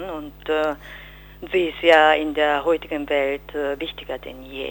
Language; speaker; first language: German; non-native, fluent; Japanese